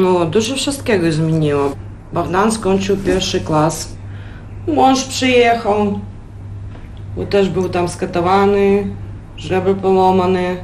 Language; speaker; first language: Polish; non-native, learner; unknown